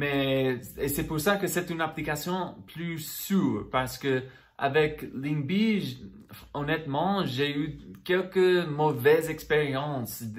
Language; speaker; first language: French; non-native, fluent; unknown